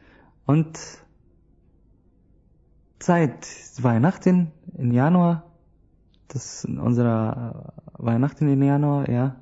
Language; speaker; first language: German; non-native, learner; Arabic